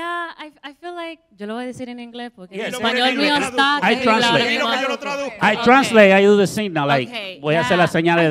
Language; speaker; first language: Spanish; early bilingual, heritage; English